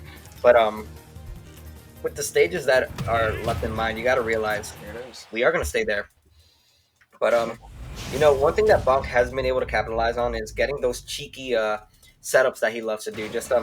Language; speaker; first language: English; native; English